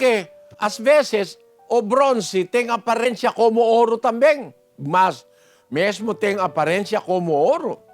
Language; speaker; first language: Portuguese; non-native, fluent; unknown